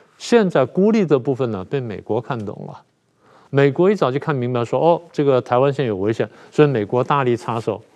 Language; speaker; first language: Chinese; native; Chinese